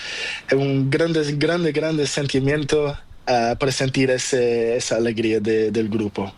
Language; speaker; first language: Spanish; non-native, learner; Portuguese